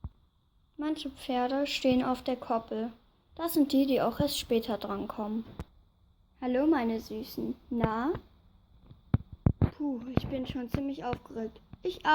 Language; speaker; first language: German; native; German